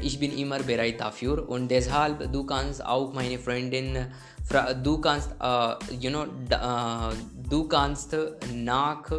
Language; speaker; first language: German; non-native, learner; Hindi